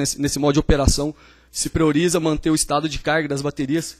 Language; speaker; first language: Portuguese; native; Portuguese